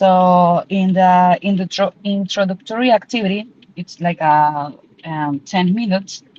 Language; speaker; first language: English; non-native, learner; Spanish